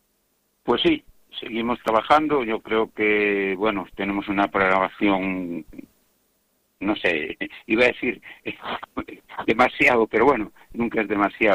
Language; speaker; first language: Spanish; native; Spanish